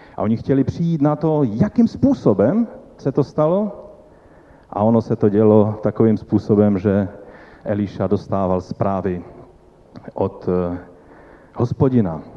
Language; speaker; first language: Czech; non-native, local second language; Polish